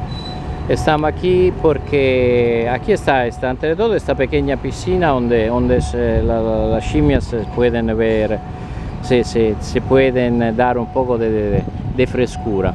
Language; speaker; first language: Spanish; non-native, learner; Italian